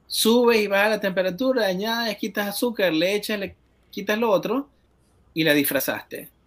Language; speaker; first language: Spanish; native; Spanish